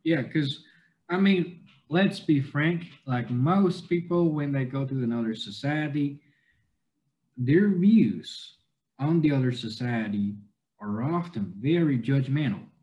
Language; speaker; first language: English; non-native, fluent; Chinese